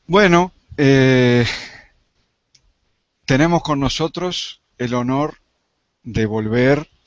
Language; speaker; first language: Spanish; native; Spanish